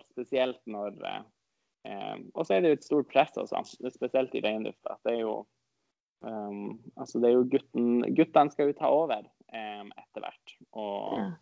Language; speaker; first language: Norwegian; non-native, local second language; Northern Sami